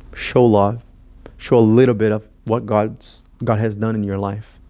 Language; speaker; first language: English; non-native, fluent; Portuguese